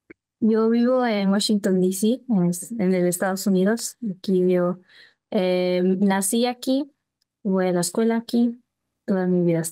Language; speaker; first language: Spanish; early bilingual, heritage; Spanish